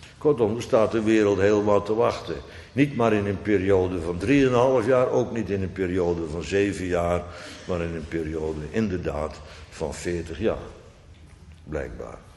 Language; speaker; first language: Dutch; native; Dutch